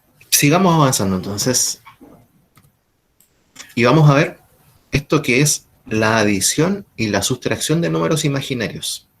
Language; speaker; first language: Spanish; native; Spanish